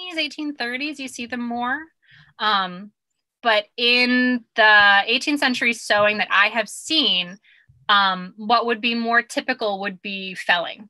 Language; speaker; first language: English; native; English